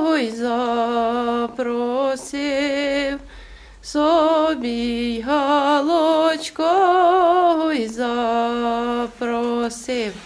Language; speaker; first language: Ukrainian; native; Ukrainian